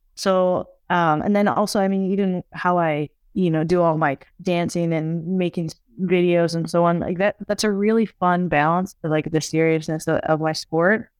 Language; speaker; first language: English; native; English